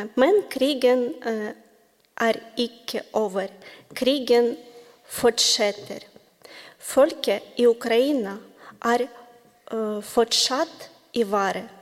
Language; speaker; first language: Norwegian; non-native, learner; Ukrainian